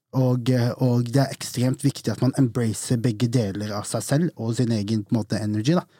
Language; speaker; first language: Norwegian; native; Norwegian